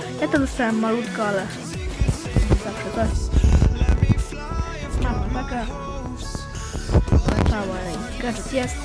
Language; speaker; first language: Polish; native; Polish